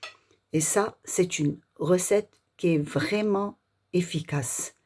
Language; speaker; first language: French; non-native, local second language; Arabic